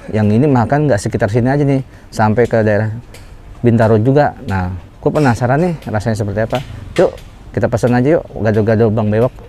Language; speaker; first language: Indonesian; native; Indonesian